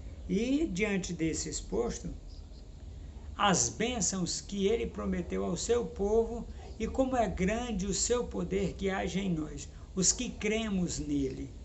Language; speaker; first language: Portuguese; native; Portuguese